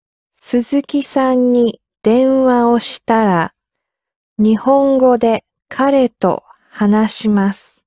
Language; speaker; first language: Japanese; non-native, learner; English